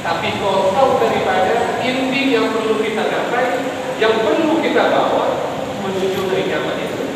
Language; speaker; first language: Indonesian; native; Indonesian